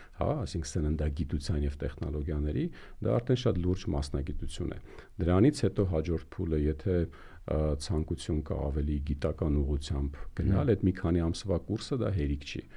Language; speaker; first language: Armenian; native; Armenian